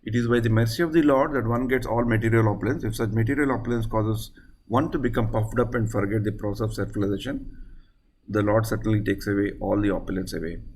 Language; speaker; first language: English; non-native, local second language; Telugu